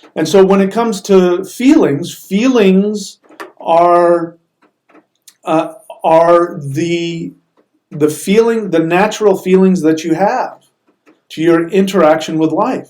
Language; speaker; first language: English; native; English